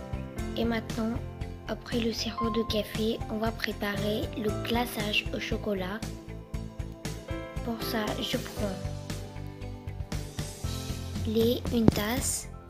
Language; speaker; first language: French; non-native, fluent; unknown